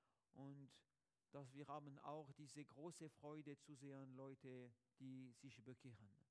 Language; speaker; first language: German; non-native, learner; French